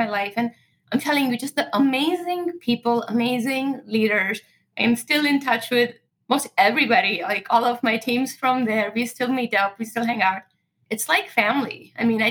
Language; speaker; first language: English; non-native, local second language; Marathi